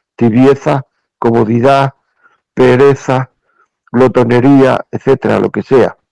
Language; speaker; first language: Spanish; native; Spanish